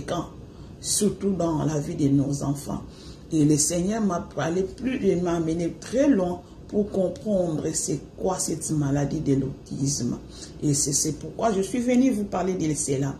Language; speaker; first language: French; non-native, local second language; Lingala